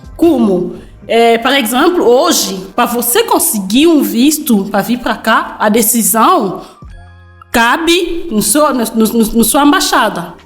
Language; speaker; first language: Portuguese; non-native, fluent; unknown